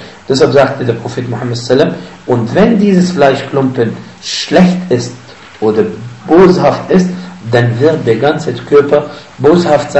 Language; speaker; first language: German; non-native, fluent; Arabic